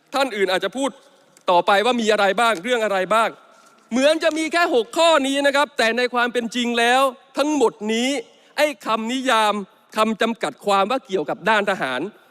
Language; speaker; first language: Thai; native; Thai